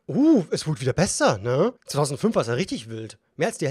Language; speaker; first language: German; native; German